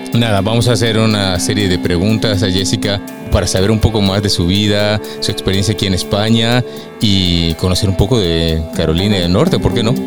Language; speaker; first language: Spanish; native; Spanish